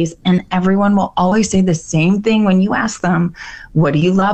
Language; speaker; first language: English; native; English